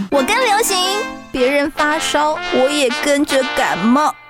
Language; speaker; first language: Chinese; native; Chinese